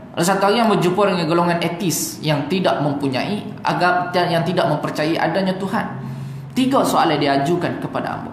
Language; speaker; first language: Malay; native; Malay